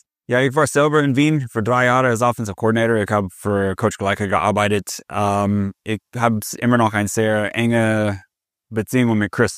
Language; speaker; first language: German; non-native, fluent; English